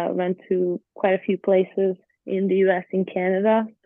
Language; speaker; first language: English; non-native, fluent; Hungarian